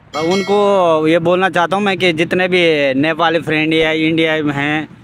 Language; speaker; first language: Hindi; native; Hindi